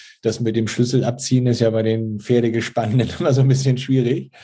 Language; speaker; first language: German; native; German